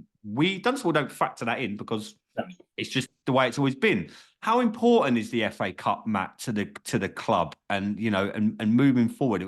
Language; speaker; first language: English; native; English